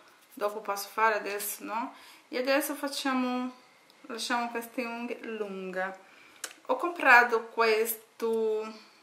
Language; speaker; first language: Italian; non-native, learner; Portuguese